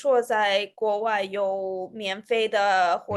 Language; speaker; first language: Chinese; non-native, fluent; Russian